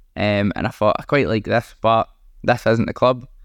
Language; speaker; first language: English; native; English